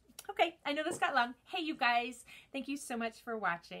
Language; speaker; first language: English; native; English